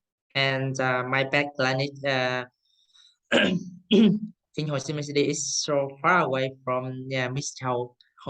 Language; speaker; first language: English; non-native, learner; Vietnamese